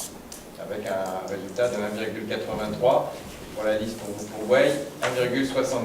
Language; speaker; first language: French; native; French